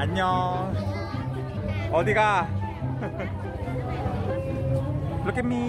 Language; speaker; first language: Korean; native; Korean